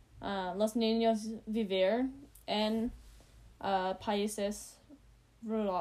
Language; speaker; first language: Spanish; non-native, learner; English